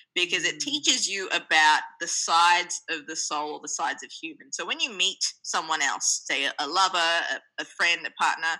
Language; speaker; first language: English; native; English